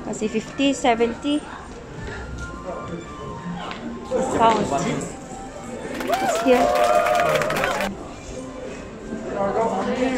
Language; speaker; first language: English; non-native, local second language; Filipino